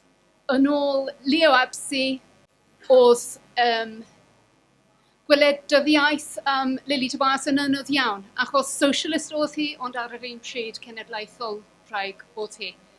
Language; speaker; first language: Welsh; non-native, fluent; English